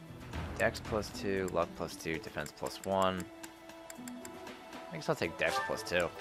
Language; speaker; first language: English; native; English